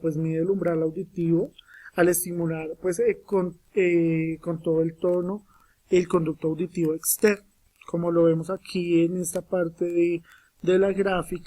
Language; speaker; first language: Spanish; native; Spanish